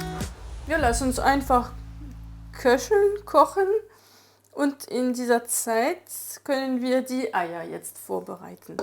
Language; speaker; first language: German; non-native, fluent; French